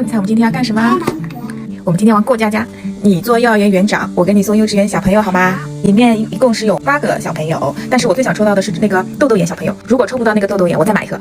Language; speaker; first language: Chinese; native; Chinese